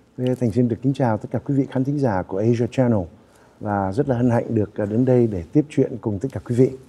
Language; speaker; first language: Vietnamese; native; Vietnamese